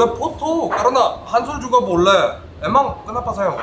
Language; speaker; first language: Indonesian; non-native, learner; Korean